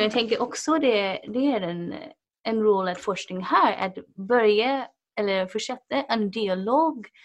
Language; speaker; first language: Swedish; non-native, fluent; English